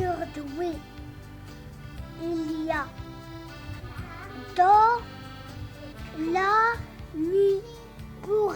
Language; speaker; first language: French; non-native, learner; Arabic